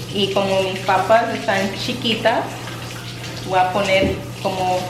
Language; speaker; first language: Spanish; early bilingual, other home language; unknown